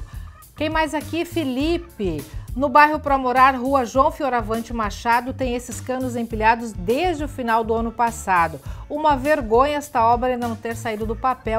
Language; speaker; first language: Portuguese; native; Portuguese